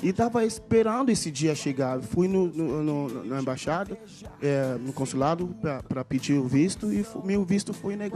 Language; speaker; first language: Portuguese; non-native, fluent; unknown